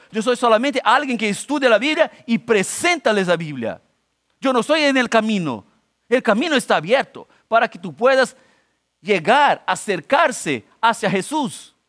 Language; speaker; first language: Spanish; non-native, fluent; Portuguese